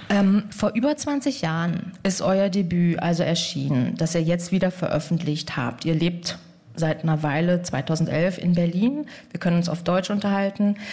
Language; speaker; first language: German; native; German